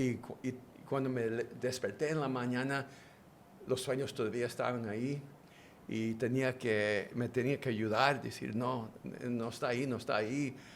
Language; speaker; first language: Spanish; early bilingual, heritage; English